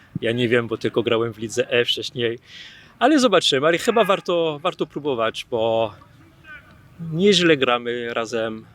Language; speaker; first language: Polish; non-native, fluent; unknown